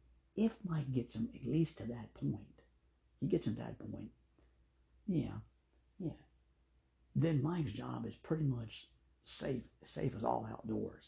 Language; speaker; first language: English; native; English